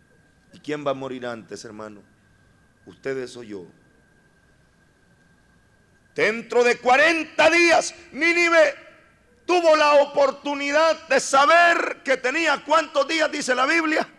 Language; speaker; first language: Spanish; native; Spanish